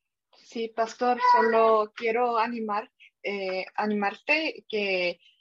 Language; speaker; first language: Spanish; non-native, fluent; Korean